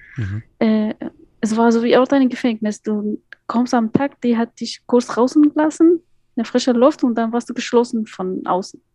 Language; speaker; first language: German; non-native, fluent; Persian